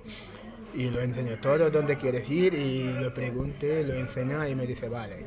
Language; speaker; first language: Spanish; non-native, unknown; Wolof